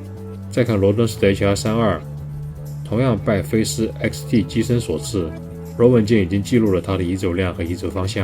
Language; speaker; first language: Chinese; native; Chinese